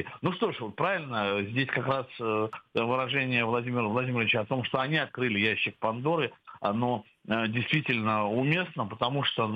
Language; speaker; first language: Russian; native; Russian